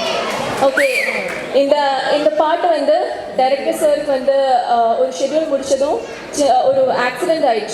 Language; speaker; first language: Tamil; non-native, fluent; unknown